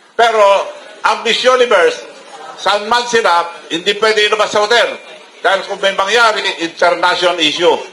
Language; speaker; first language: Filipino; non-native, local second language; Iloko